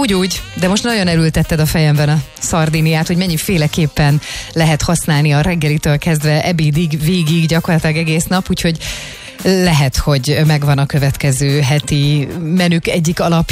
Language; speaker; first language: Hungarian; native; Hungarian